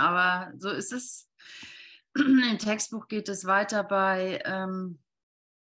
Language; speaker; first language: German; native; German